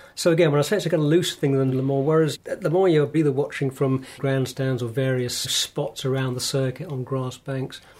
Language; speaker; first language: English; native; English